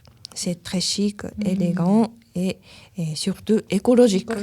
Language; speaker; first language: French; non-native, learner; Japanese